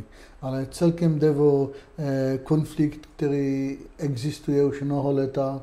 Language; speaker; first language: Czech; non-native, fluent; Hebrew